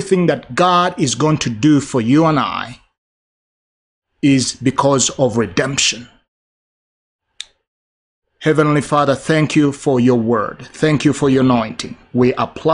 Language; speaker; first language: English; non-native, local second language; Ganda